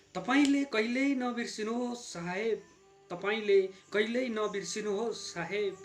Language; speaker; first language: Nepali; native; Nepali